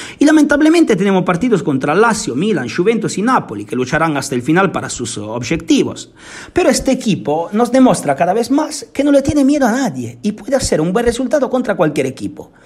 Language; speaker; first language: Spanish; non-native, fluent; Italian